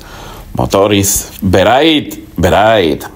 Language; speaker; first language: German; non-native, learner; Spanish